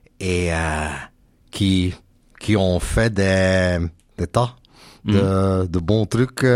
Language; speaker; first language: French; non-native, local second language; Dutch